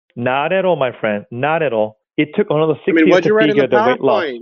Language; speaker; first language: English; non-native, fluent; Korean